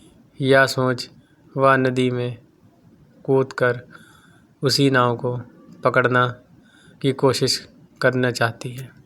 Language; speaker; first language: Hindi; native; Hindi